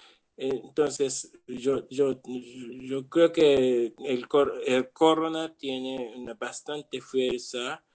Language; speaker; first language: Spanish; non-native, learner; Japanese